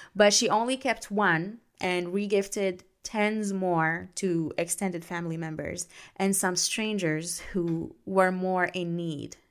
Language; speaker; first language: English; non-native, fluent; Arabic